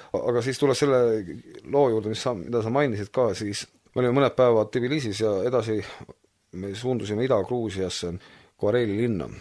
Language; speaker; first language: Estonian; native; Estonian